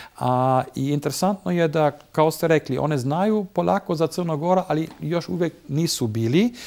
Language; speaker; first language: Bosnian; non-native, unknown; German